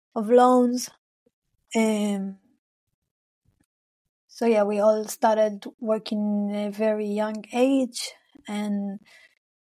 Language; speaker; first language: English; non-native, fluent; Hebrew